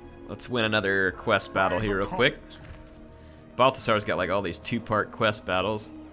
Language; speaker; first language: English; native; English